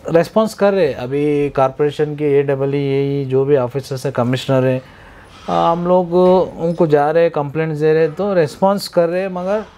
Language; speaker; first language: Hindi; non-native, local second language; Urdu